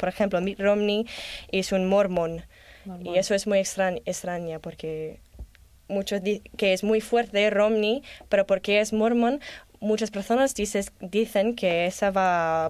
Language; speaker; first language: Spanish; non-native, learner; English